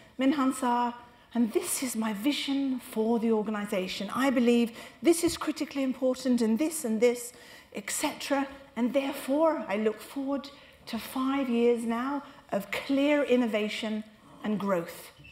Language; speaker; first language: English; native; English